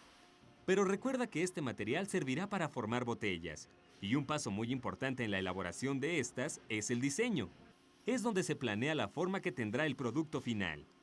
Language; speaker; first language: Spanish; native; Spanish